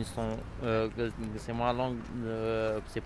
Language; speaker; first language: French; non-native, learner; Pashto